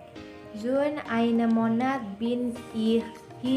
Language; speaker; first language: German; non-native, learner; Indonesian